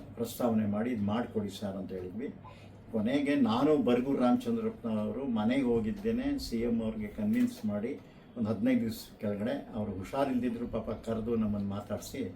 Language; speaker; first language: Kannada; native; Kannada